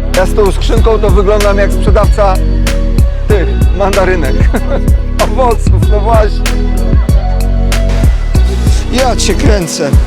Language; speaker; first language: Polish; native; Polish